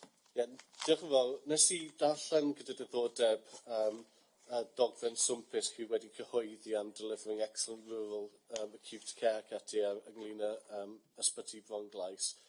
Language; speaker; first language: Welsh; non-native, fluent; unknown